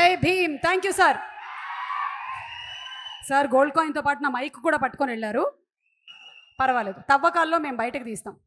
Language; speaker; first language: Telugu; native; Telugu